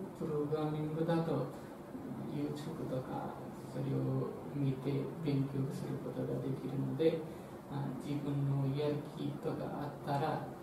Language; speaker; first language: Japanese; non-native, fluent; Nepali